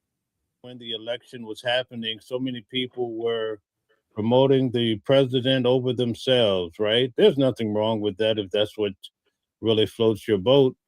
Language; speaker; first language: English; native; English